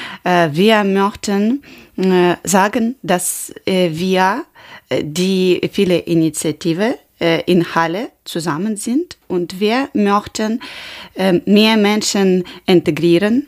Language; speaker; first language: German; non-native, learner; Ukrainian